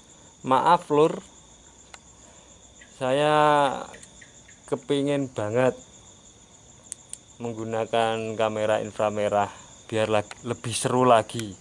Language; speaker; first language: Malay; non-native, local second language; Javanese